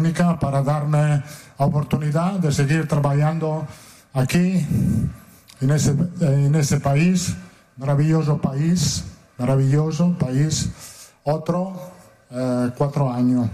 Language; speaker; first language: Portuguese; non-native, fluent; Italian